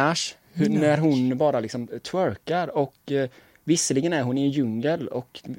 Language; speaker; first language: Swedish; native; Swedish